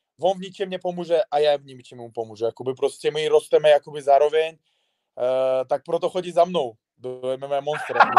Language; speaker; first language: Czech; non-native, fluent; Uzbek